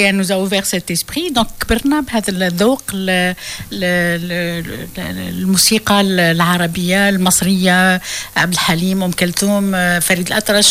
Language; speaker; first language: French; non-native, local second language; Arabic